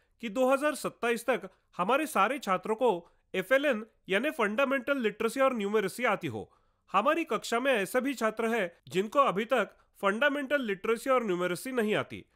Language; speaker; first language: Hindi; non-native, local second language; Marathi